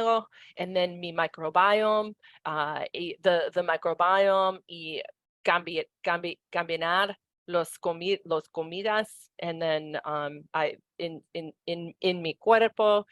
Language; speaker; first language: Spanish; non-native, learner; English